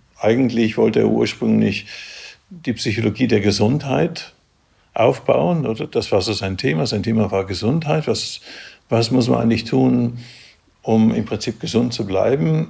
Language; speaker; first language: German; native; German